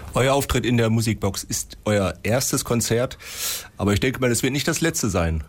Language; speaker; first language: German; native; German